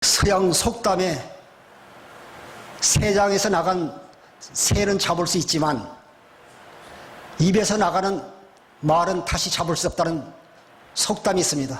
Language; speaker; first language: Korean; native; Korean